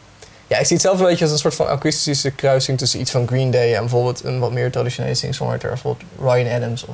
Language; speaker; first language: Dutch; native; Dutch